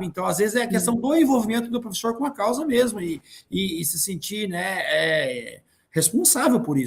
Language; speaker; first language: Portuguese; native; Portuguese